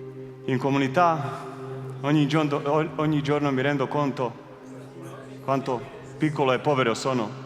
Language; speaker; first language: Italian; non-native, fluent; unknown